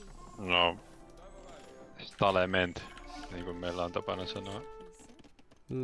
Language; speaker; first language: Finnish; native; Finnish